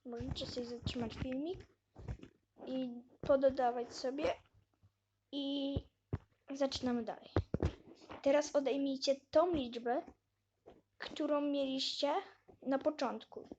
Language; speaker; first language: Polish; native; Polish